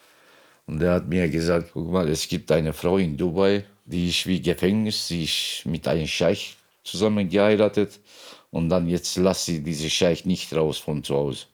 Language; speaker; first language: German; non-native, learner; Turkish